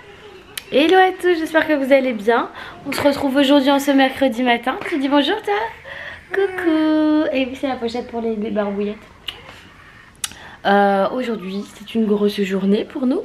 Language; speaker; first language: French; native; French